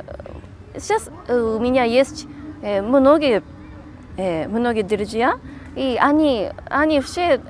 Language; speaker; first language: Russian; non-native, learner; Japanese